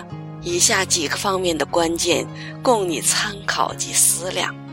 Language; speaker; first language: Chinese; native; Chinese